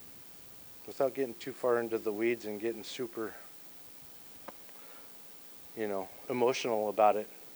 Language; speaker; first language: English; native; English